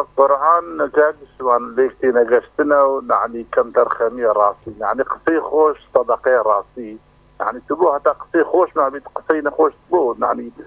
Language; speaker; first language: Central Kurdish; non-native, local second language; Kurdish